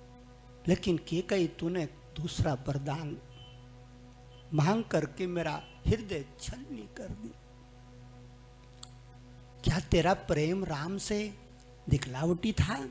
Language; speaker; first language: Hindi; native; Hindi